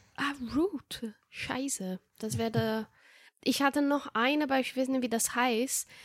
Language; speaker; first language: German; non-native, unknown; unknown